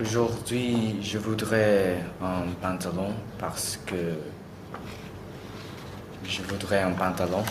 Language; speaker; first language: French; non-native, learner; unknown